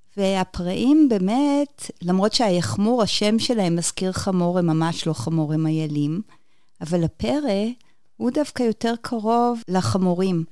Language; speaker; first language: Hebrew; native; Hebrew